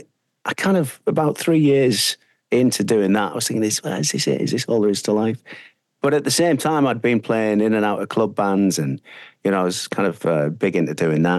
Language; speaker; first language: English; native; English